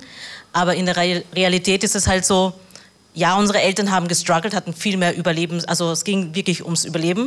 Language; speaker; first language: German; early bilingual, other home language; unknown